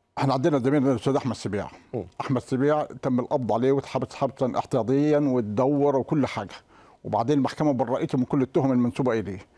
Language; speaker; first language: Egyptian Arabic; native; Egyptian Arabic